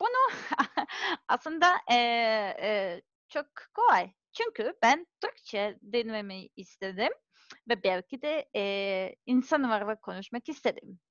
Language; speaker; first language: Turkish; non-native, learner; Serbian